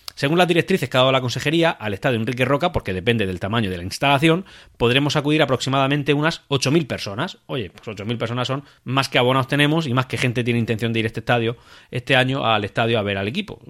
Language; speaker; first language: Spanish; native; Spanish